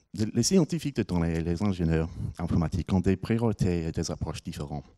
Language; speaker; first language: French; non-native, fluent; English